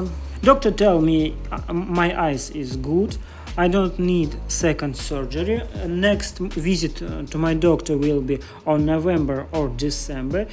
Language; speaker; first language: English; non-native, learner; Russian